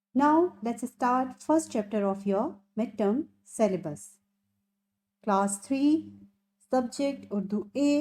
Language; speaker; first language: English; non-native, local second language; Urdu